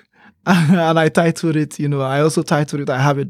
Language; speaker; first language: English; non-native, local second language; Igbo